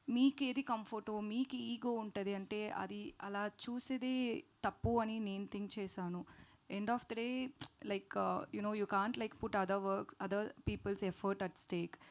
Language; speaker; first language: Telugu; non-native, learner; Tamil